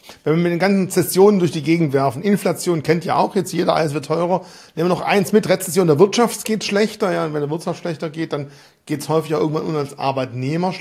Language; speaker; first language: German; native; German